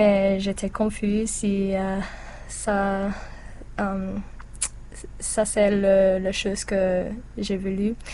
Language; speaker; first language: French; non-native, learner; English